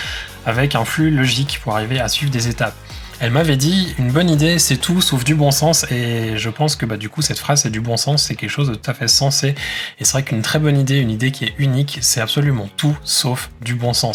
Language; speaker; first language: French; native; French